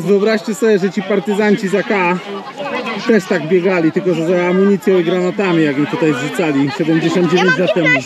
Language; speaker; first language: Polish; native; Polish